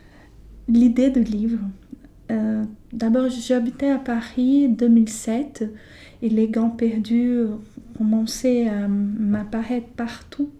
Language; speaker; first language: French; non-native, fluent; Portuguese